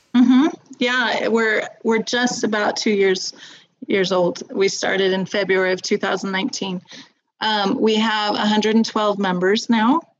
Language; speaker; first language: English; native; English